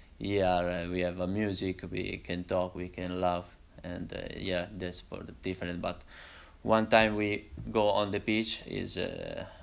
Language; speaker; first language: English; non-native, learner; Italian